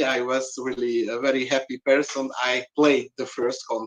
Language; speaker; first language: English; non-native, learner; Hungarian